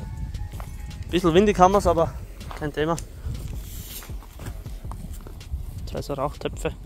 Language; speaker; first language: German; native; German